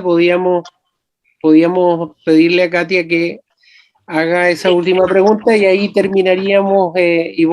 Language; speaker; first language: Spanish; native; Spanish